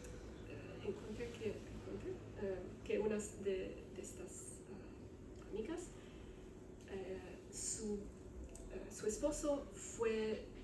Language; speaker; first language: Spanish; non-native, learner; Romanian